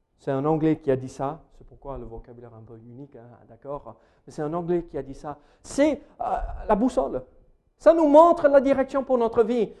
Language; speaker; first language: French; non-native, fluent; English